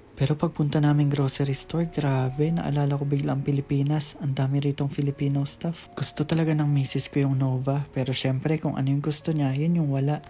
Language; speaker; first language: Filipino; native; Filipino